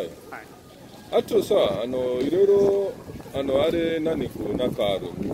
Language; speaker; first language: Japanese; non-native, learner; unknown